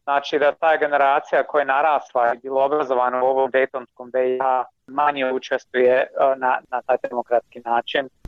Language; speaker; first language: Croatian; non-native, fluent; English